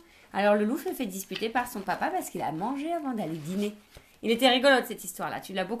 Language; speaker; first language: French; native; French